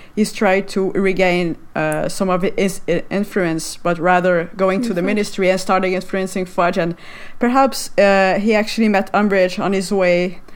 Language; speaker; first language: English; non-native, fluent; French